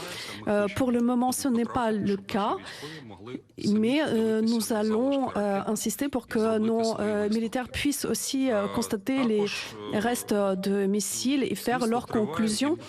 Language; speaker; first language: French; non-native, fluent; Ukrainian